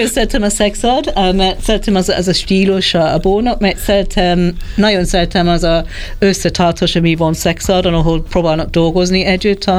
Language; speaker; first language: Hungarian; non-native, learner; English